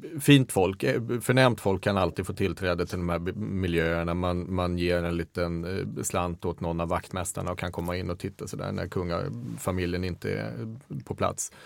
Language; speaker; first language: Swedish; native; Swedish